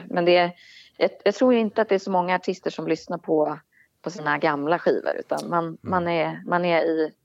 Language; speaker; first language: Swedish; native; Swedish